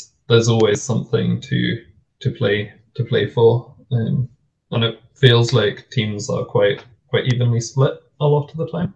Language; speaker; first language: English; native; English